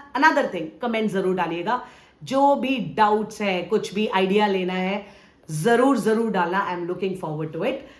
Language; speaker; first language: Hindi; native; Hindi